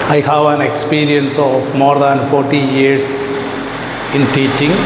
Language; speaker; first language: English; non-native, local second language; Malayalam